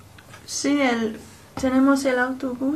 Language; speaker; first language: Spanish; non-native, learner; English